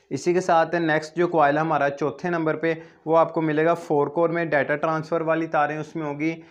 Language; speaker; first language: Urdu; non-native, local second language; Punjabi